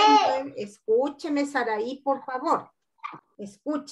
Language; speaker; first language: Spanish; native; Spanish